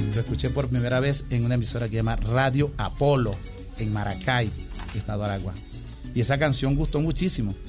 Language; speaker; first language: Spanish; native; Spanish